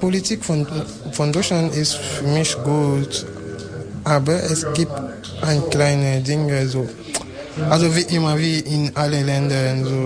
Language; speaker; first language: German; non-native, learner; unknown